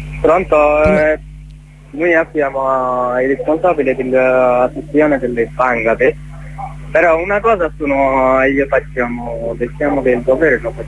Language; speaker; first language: Italian; non-native, learner; Bangla